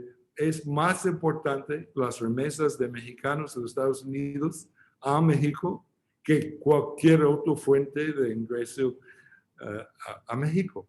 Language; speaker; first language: Spanish; non-native, fluent; English